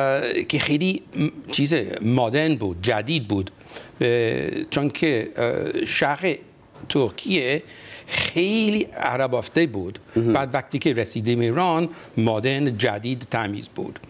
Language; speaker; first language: Persian; non-native, fluent; English